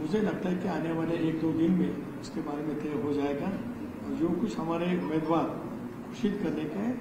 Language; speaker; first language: Hindi; non-native, local second language; Marathi